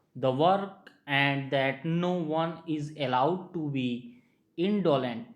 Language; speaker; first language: English; non-native, local second language; Gujarati